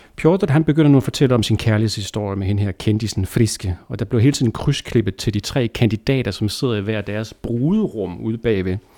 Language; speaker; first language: Danish; native; Danish